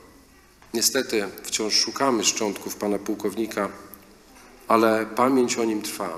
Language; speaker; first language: Polish; native; Polish